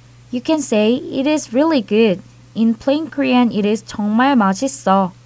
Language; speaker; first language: English; non-native, fluent; Korean